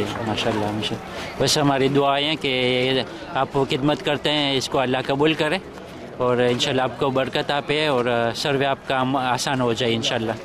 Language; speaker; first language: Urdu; non-native, learner; Gujarati